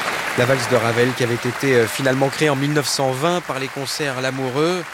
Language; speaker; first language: French; native; French